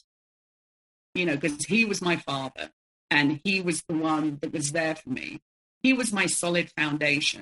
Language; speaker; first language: English; native; English